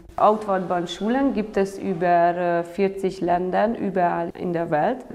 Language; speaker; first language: German; non-native, fluent; Hungarian